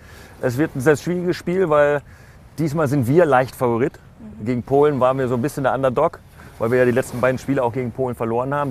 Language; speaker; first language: German; native; German